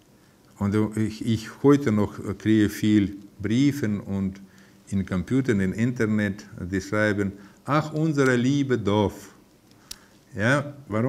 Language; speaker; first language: German; early bilingual, heritage; German